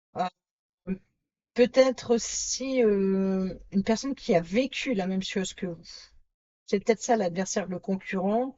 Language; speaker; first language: French; native; French